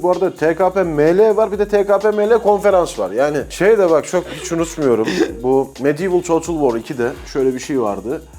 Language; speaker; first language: Turkish; native; Turkish